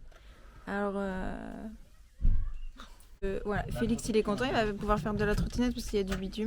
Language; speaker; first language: French; native; French